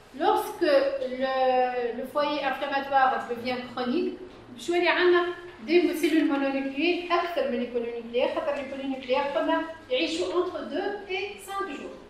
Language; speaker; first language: French; non-native, local second language; Arabic